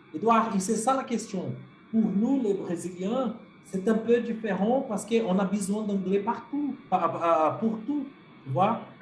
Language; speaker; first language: French; non-native, fluent; Portuguese